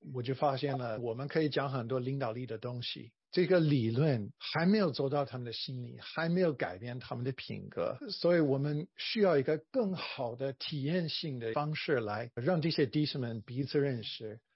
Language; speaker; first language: Chinese; non-native, fluent; English